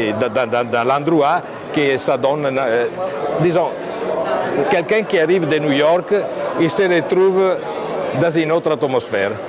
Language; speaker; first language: French; non-native, fluent; Italian